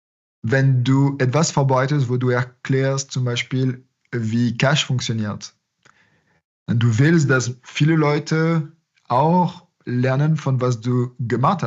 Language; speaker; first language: German; non-native, fluent; French